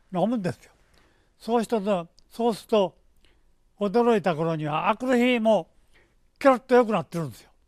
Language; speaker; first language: Japanese; native; Japanese